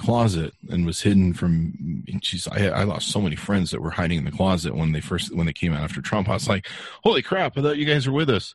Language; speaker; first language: English; native; English